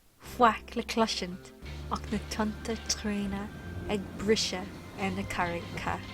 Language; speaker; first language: Irish; non-native, local second language; English